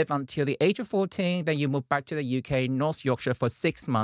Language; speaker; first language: English; non-native, fluent; Chinese